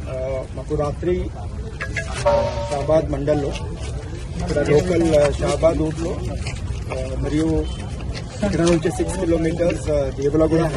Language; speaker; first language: Telugu; non-native, local second language; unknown